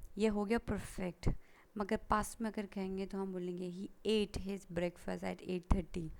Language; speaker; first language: Hindi; native; Hindi